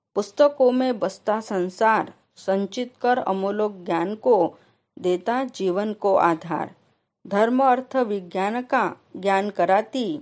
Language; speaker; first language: Hindi; non-native, local second language; Marathi